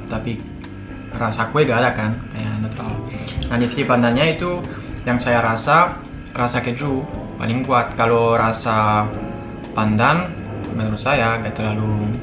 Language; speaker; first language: Indonesian; non-native, fluent; French